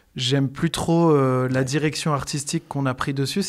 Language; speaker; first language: French; native; French